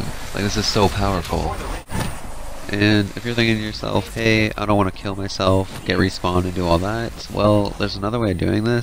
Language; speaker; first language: English; native; English